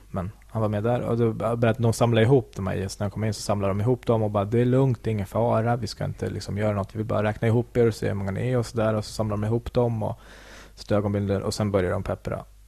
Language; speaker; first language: Swedish; early bilingual, other home language; Kurdish